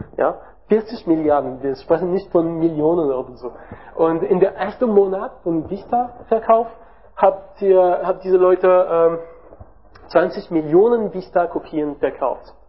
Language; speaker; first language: German; non-native, learner; French